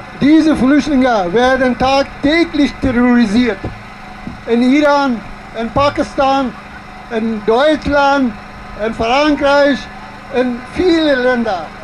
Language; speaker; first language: German; non-native, fluent; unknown